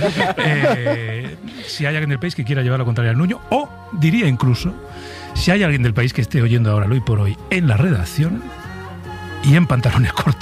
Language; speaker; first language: Spanish; native; Spanish